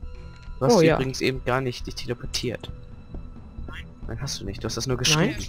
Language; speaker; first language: German; native; German